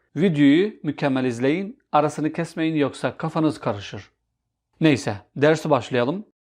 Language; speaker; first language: Turkish; non-native, fluent; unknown